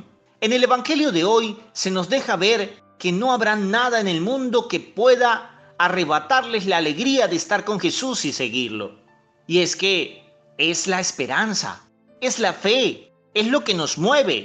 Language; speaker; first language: Spanish; native; Spanish